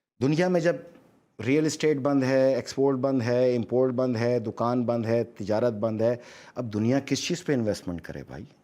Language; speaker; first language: Urdu; native; Urdu